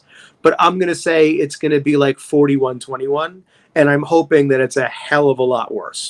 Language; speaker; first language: English; native; English